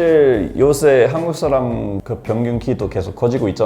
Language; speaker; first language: Korean; non-native, fluent; English